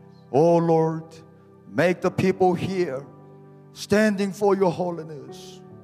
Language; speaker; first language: English; non-native, fluent; Korean